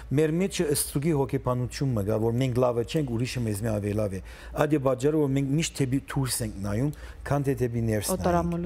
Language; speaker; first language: Armenian; early bilingual, heritage; Armenian